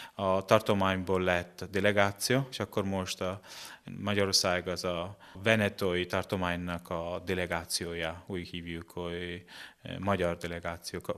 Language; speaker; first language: Hungarian; non-native, fluent; Italian